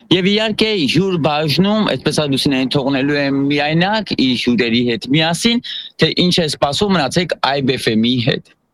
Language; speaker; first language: Armenian; native; Armenian